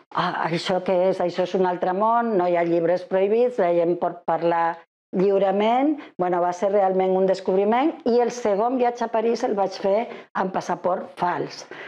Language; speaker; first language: Catalan; non-native, fluent; Spanish